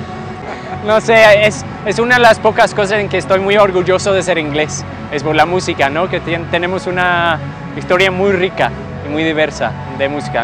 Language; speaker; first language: Spanish; non-native, fluent; English